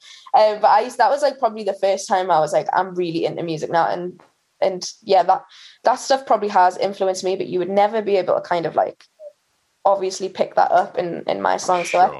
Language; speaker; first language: English; native; English